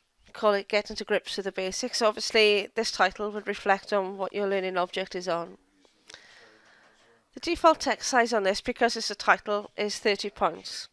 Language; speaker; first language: English; native; English